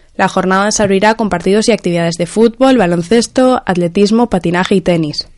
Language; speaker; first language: Spanish; non-native, local second language; Catalan